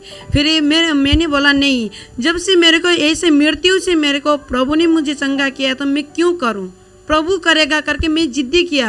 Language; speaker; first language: Hindi; non-native, local second language; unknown